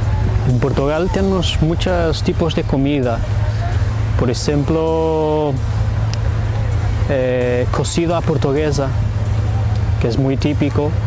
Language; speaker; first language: Spanish; non-native, fluent; Portuguese